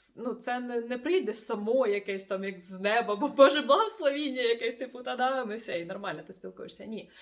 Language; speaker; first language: Ukrainian; non-native, local second language; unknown